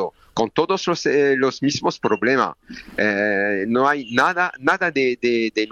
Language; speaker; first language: Spanish; non-native, learner; French